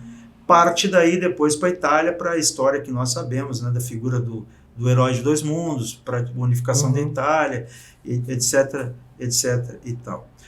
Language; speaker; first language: Portuguese; native; Portuguese